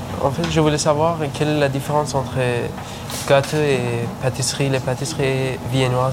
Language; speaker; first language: French; non-native, learner; Persian